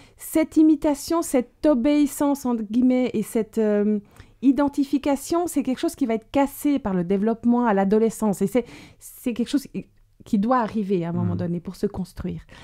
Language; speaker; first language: French; native; French